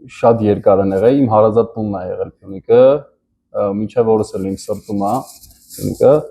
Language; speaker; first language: Armenian; native; Armenian